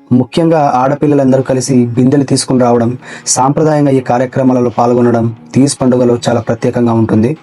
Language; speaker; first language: Telugu; non-native, local second language; Lambadi